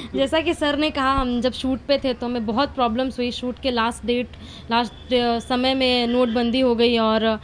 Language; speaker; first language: Hindi; native; Hindi